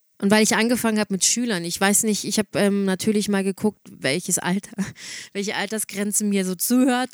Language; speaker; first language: German; native; German